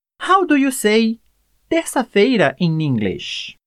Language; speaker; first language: English; non-native, fluent; Portuguese